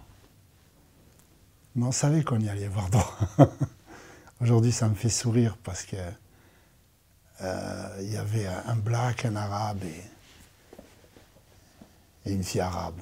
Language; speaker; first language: French; native; French